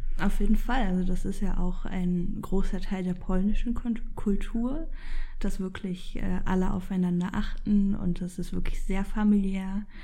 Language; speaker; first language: German; early bilingual, other home language; Polish